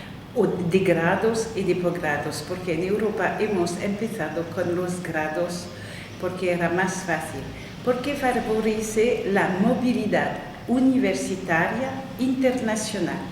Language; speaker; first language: Spanish; non-native, fluent; French